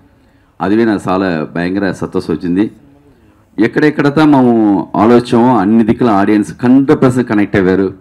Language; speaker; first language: Telugu; non-native, local second language; Tamil